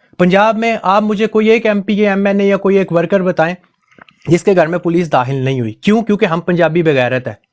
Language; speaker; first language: Urdu; non-native, local second language; Punjabi